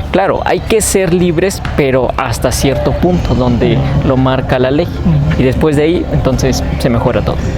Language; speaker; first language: Spanish; non-native, local second language; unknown